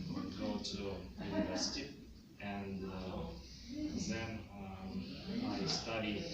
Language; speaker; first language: English; non-native, learner; Russian